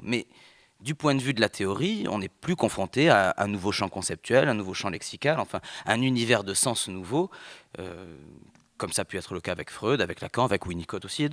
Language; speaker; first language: French; native; French